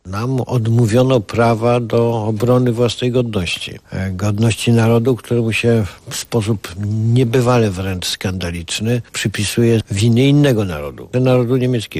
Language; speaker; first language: Polish; native; Polish